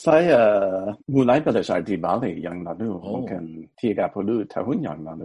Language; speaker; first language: Indonesian; non-native, fluent; English